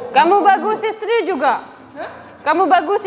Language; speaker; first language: Indonesian; non-native, learner; Russian